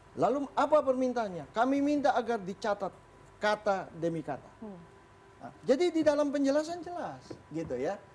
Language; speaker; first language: Indonesian; native; Indonesian